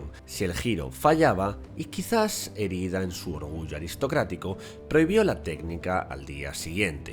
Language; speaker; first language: Spanish; native; Spanish